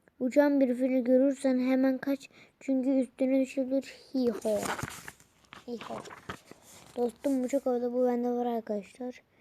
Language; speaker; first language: Turkish; native; Turkish